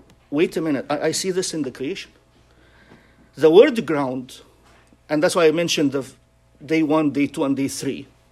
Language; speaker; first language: English; non-native, fluent; Arabic